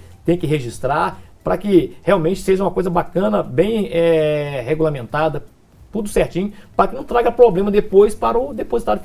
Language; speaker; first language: Portuguese; native; Portuguese